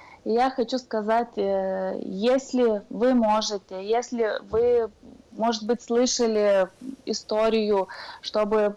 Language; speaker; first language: Russian; non-native, fluent; Lithuanian